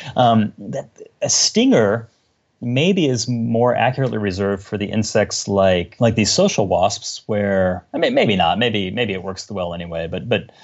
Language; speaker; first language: English; native; English